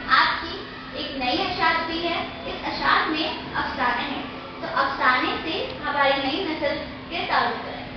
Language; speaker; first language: Urdu; native; Urdu